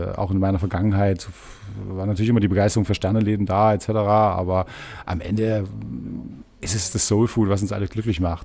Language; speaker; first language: German; native; German